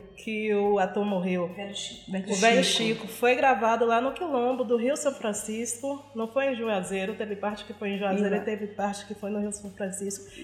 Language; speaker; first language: Portuguese; native; Portuguese